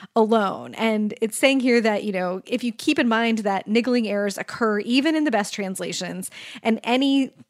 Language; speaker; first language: English; native; English